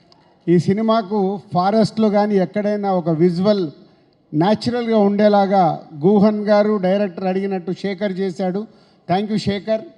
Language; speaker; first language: Telugu; native; Telugu